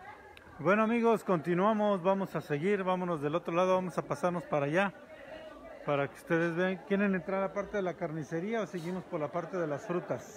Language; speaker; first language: Spanish; native; Spanish